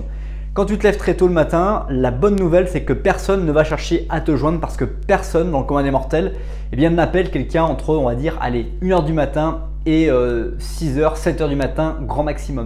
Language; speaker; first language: French; native; French